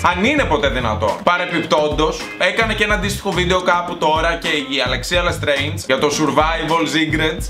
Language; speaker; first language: Greek; native; Greek